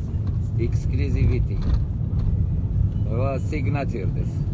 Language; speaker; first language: Japanese; non-native, fluent; Arabic